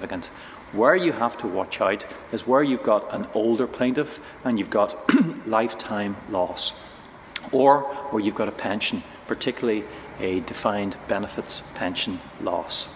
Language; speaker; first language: English; native; English